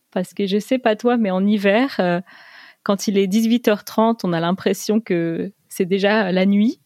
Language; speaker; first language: French; native; French